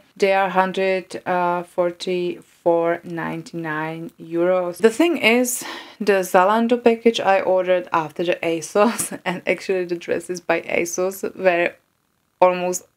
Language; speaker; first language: English; non-native, fluent; Czech